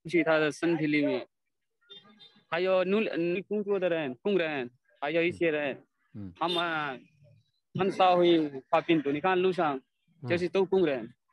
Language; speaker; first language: Chinese; non-native, learner; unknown